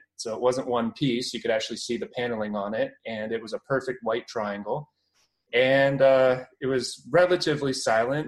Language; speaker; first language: English; native; English